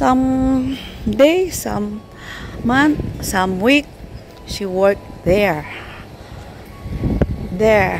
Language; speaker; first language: English; non-native, local second language; Filipino